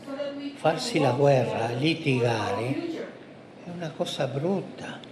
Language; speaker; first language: Italian; non-native, fluent; Spanish